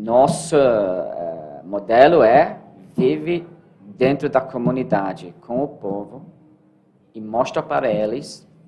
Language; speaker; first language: Portuguese; non-native, learner; English